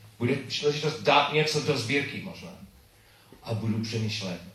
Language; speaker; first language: Czech; non-native, learner; English